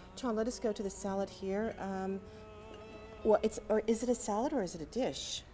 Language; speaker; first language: English; native; English